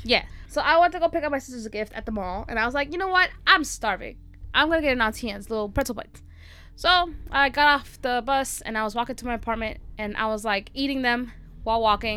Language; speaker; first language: English; early bilingual, other home language; Spanish